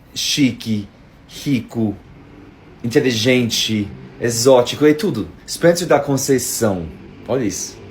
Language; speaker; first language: Portuguese; non-native, fluent; English